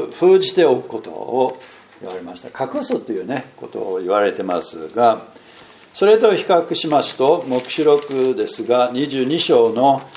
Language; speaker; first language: Japanese; non-native, fluent; English